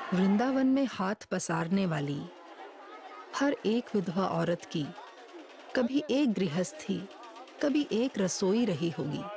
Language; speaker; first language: Hindi; native; Hindi